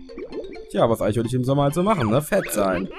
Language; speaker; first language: German; native; German